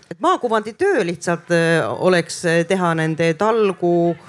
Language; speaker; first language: Estonian; non-native, fluent; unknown